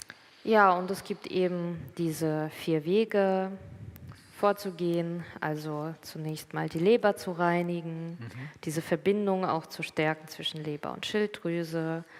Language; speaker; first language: German; native; German